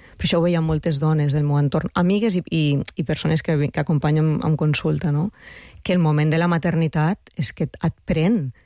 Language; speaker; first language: Catalan; native; Catalan